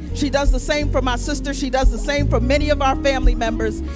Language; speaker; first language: English; native; English